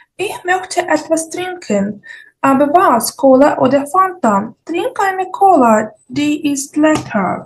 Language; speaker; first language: German; non-native, fluent; Ukrainian